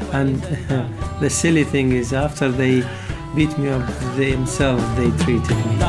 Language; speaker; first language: English; non-native, learner; Arabic